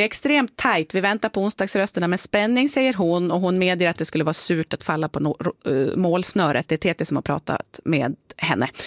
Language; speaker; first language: Swedish; native; Swedish